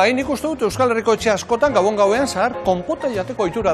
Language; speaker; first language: Basque; native; Basque